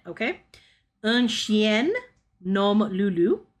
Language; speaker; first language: French; non-native, learner; English